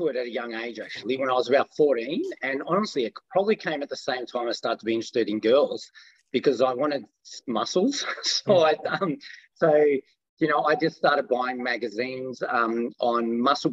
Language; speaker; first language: English; early bilingual, other home language; Greek